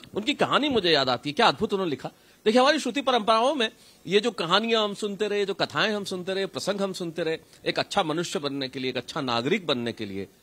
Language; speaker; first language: Hindi; native; Hindi